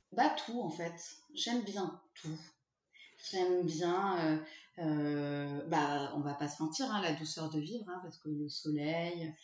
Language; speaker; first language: French; native; French